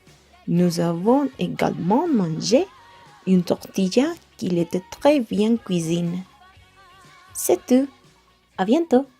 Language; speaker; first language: French; non-native, learner; Spanish